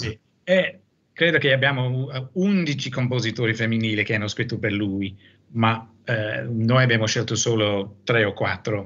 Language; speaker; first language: Italian; non-native, fluent; English